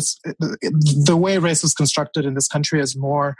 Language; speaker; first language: English; non-native, local second language; French